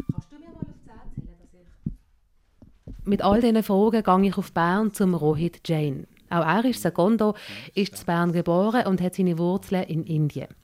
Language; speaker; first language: German; early bilingual, other home language; Malayalam